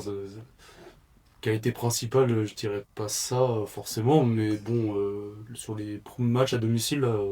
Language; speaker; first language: French; native; French